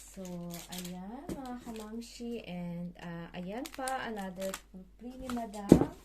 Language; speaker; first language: Filipino; native; Filipino